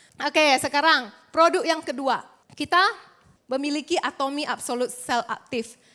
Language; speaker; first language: Indonesian; native; Indonesian